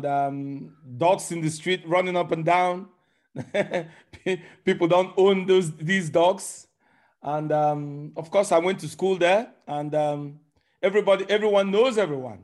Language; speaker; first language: English; non-native, local second language; Igbo